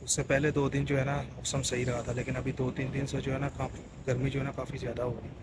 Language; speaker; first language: Urdu; non-native, local second language; Punjabi